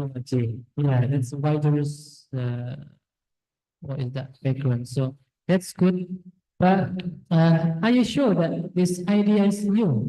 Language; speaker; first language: English; non-native, fluent; Indonesian